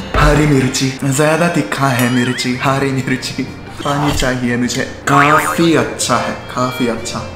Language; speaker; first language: Hindi; non-native, fluent; Japanese